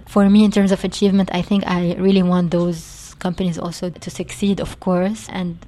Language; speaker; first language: English; non-native, fluent; Arabic